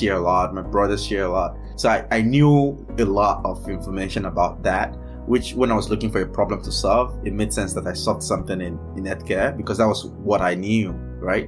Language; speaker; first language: English; non-native, local second language; Yoruba